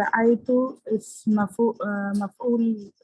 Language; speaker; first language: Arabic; non-native, learner; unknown